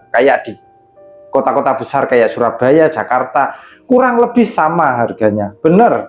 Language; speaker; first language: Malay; non-native, local second language; Javanese